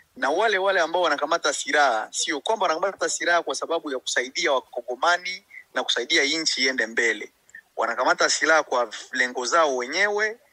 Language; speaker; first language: Swahili; native; Swahili